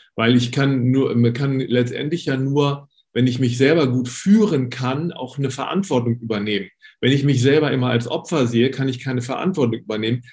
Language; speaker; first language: German; native; German